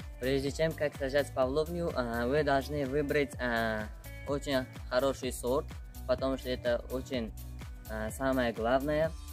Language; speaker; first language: Russian; non-native, local second language; Uzbek